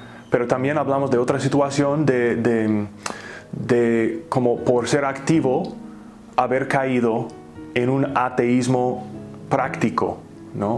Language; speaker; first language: Spanish; native; Spanish